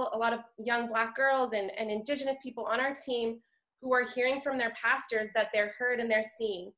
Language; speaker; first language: English; native; English